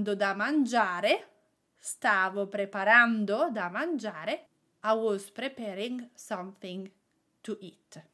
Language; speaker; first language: English; non-native, fluent; Italian